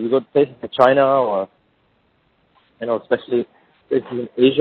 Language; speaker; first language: English; native; English